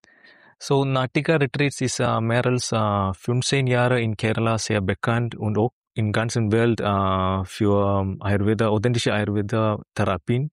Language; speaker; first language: German; non-native, learner; Malayalam